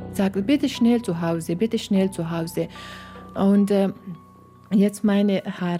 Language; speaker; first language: German; non-native, learner; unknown